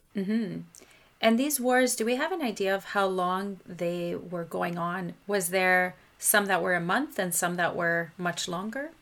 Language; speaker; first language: English; non-native, fluent; French